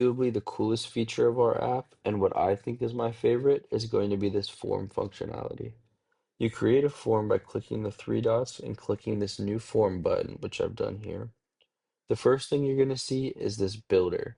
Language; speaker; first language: English; native; English